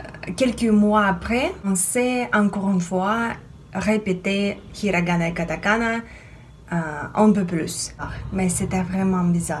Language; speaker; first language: French; non-native, fluent; Russian